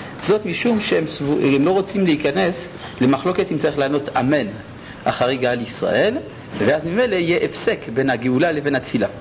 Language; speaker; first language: Hebrew; early bilingual, other home language; French